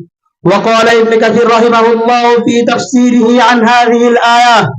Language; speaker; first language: Arabic; non-native, learner; Bangla